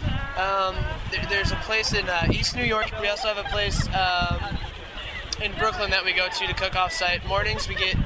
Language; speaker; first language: English; native; English